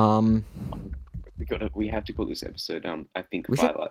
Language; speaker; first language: English; native; English